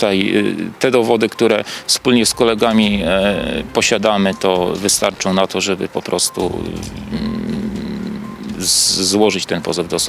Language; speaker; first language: Polish; native; Polish